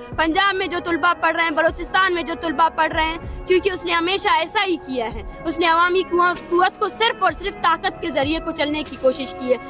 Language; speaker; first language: Urdu; non-native, local second language; Baluchi